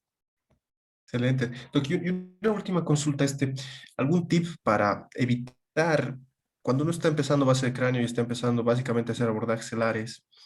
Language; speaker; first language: Spanish; native; Spanish